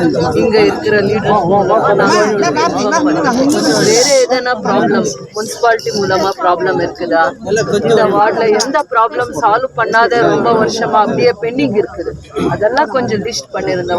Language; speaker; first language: Tamil; non-native, local second language; Kannada